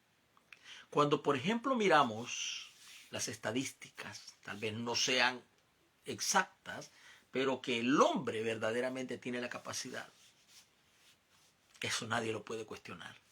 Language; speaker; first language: Spanish; native; Spanish